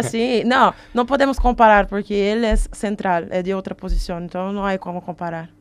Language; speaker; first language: Spanish; non-native, learner; Portuguese